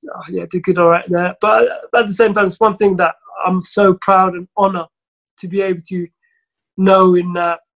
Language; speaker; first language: English; early bilingual, other home language; Somali